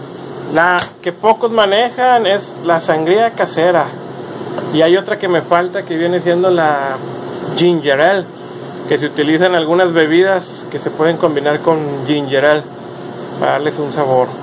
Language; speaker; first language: Spanish; native; Spanish